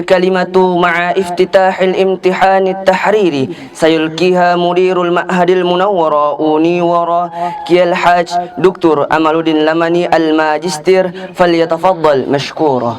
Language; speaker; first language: Arabic; non-native, learner; Indonesian